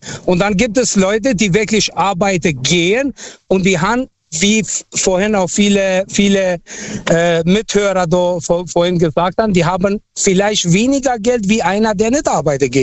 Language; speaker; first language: German; non-native, fluent; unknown